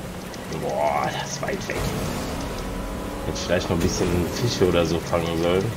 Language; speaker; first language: German; native; German